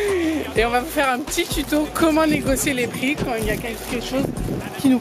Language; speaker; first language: French; native; French